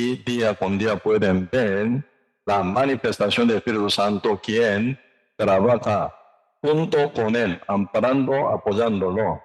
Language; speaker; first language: Spanish; non-native, learner; Korean